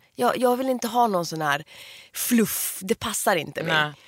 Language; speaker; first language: Swedish; early bilingual, other home language; Persian